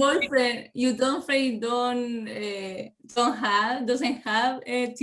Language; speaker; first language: English; non-native, learner; Spanish